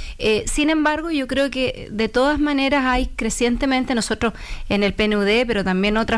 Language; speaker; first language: Spanish; native; Spanish